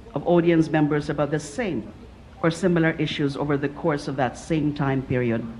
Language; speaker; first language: English; non-native, local second language; Filipino